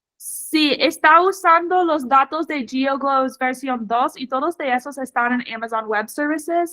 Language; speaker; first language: Spanish; non-native, fluent; English